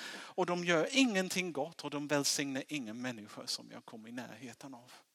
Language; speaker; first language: Swedish; non-native, fluent; English